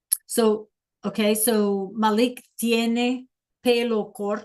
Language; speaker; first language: Spanish; non-native, learner; English